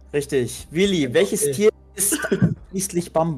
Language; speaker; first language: German; native; German